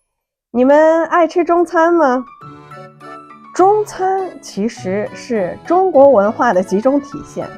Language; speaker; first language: Chinese; native; Chinese